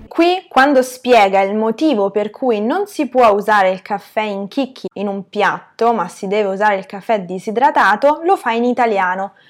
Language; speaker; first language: Italian; native; Italian